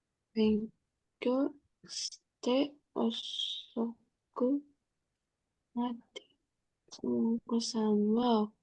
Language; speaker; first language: Japanese; non-native, learner; Indonesian